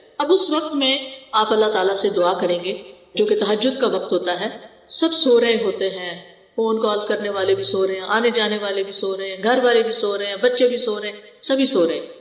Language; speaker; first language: Urdu; native; Urdu